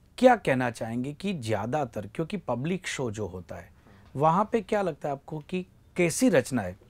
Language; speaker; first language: Hindi; non-native, local second language; Gujarati